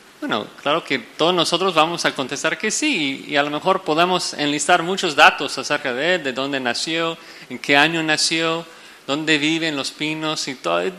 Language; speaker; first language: Spanish; non-native, fluent; English